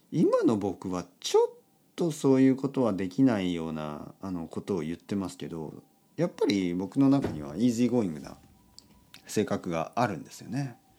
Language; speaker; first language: Japanese; native; Japanese